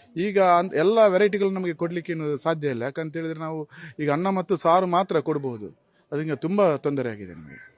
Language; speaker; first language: Kannada; native; Kannada